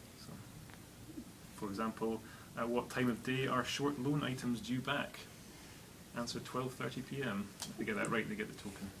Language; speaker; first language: English; native; English